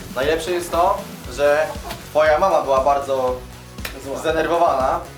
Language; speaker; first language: Polish; native; Polish